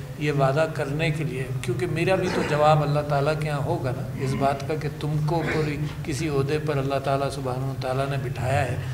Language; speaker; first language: Urdu; native; Urdu